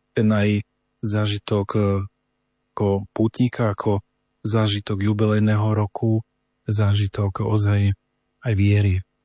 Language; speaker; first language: Slovak; native; Slovak